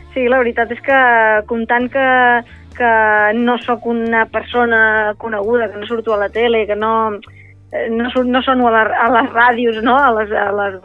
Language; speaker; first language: Catalan; non-native, local second language; Spanish